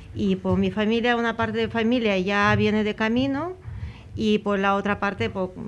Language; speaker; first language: Spanish; non-native, fluent; Ukrainian